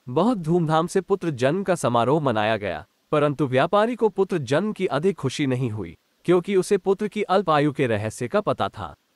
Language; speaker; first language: Hindi; non-native, local second language; Gujarati